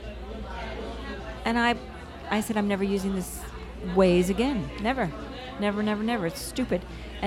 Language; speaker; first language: English; native; English